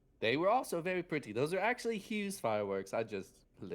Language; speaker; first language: English; native; English